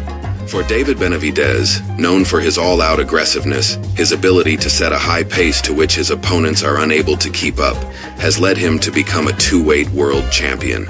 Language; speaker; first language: English; native; English